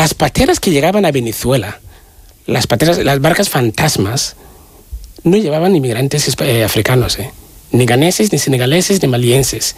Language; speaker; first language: Spanish; non-native, fluent; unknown